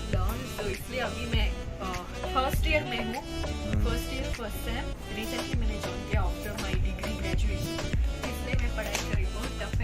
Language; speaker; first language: Hindi; non-native, local second language; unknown